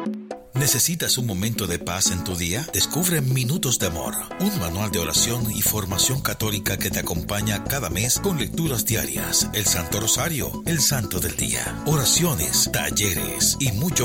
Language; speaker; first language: Spanish; native; Spanish